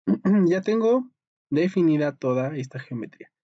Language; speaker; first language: Spanish; native; Spanish